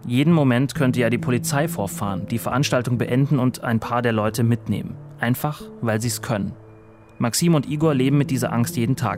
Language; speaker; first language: German; native; German